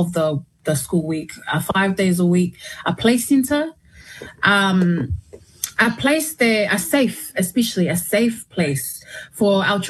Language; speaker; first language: English; native; English